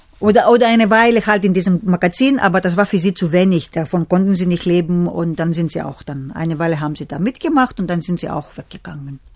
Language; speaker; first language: German; non-native, fluent; Greek